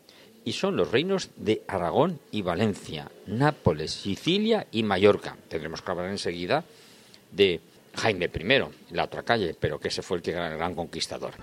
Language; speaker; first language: Spanish; native; Spanish